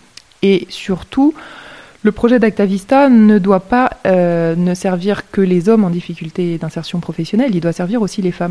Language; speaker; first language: French; native; French